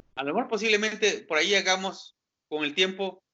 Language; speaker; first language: Spanish; native; Spanish